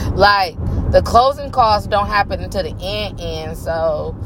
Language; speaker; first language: English; native; English